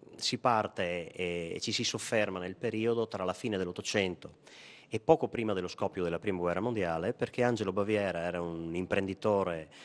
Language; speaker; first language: Italian; native; Italian